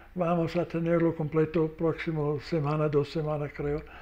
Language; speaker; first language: Spanish; non-native, learner; English